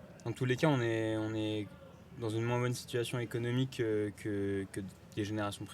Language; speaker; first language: French; native; French